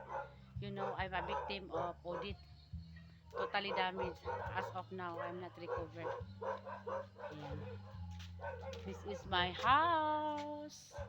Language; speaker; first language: English; non-native, learner; Filipino